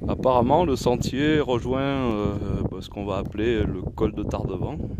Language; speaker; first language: French; native; French